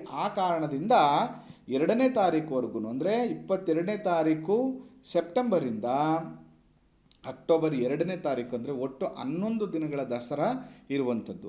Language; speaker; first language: Kannada; native; Kannada